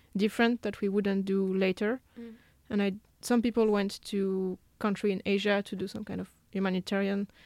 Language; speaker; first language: English; non-native, fluent; French